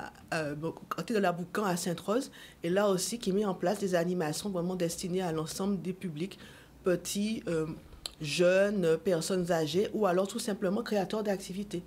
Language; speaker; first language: French; native; French